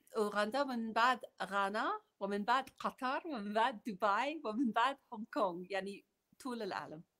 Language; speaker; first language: Arabic; non-native, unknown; English